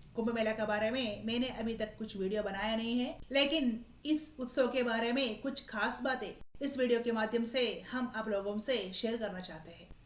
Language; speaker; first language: Hindi; non-native, local second language; Telugu